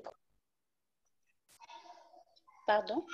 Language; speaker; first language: French; non-native, local second language; Wolof